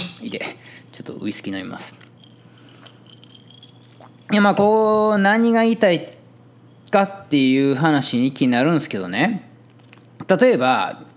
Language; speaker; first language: Japanese; native; Japanese